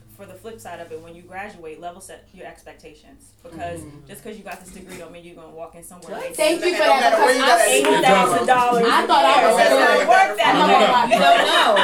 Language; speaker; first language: English; native; English